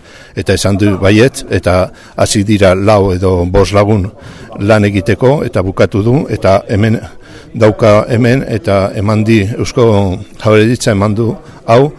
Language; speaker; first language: Basque; non-native, learner; Spanish